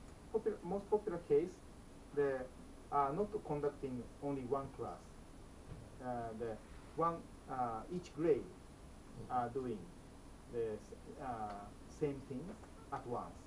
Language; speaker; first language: English; non-native, fluent; Japanese